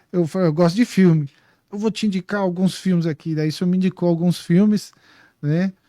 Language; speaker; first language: Portuguese; native; Portuguese